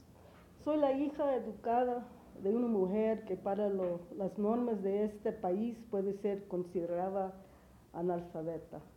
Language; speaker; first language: Spanish; early bilingual, heritage; English